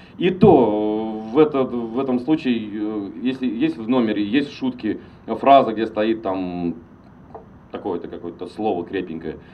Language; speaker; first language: Russian; native; Russian